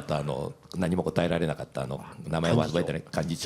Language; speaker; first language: Japanese; native; Japanese